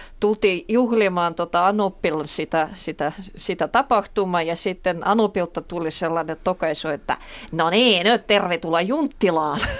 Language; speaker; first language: Finnish; non-native, fluent; Russian